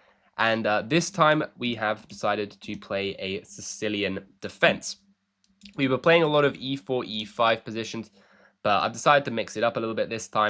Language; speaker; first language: English; native; English